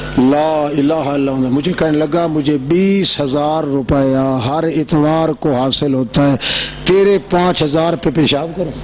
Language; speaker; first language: Urdu; non-native, local second language; Saraiki